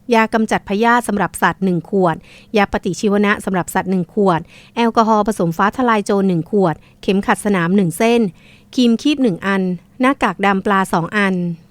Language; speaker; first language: Thai; native; Thai